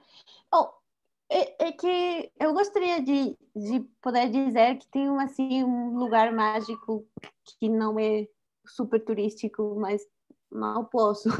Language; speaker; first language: Portuguese; non-native, fluent; Spanish